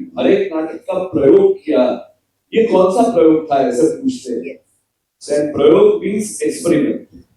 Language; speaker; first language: Hindi; non-native, local second language; Gujarati